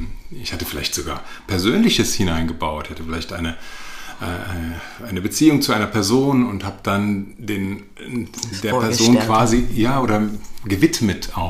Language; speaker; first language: German; native; German